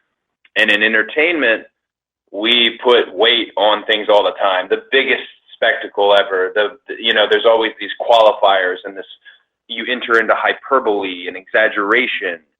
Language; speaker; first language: English; native; English